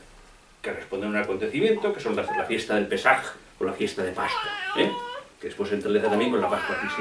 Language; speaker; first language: Spanish; native; Spanish